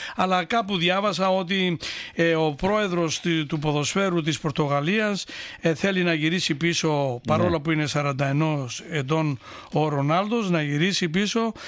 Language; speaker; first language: Greek; early bilingual, heritage; Greek